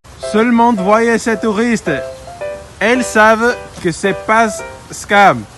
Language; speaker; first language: French; non-native, learner; Spanish